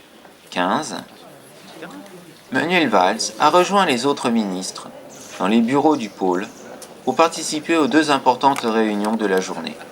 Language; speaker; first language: French; native; French